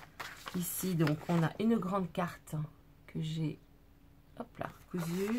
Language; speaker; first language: French; native; French